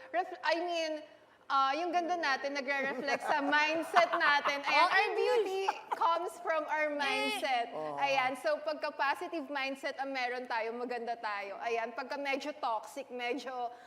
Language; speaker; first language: Filipino; native; Filipino